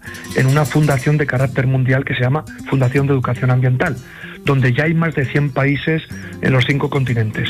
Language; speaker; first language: Spanish; native; Spanish